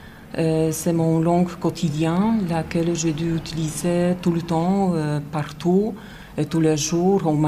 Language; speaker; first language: French; non-native, learner; Polish